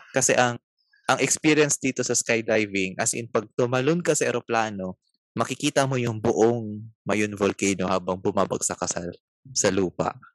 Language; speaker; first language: Filipino; non-native, local second language; Bikol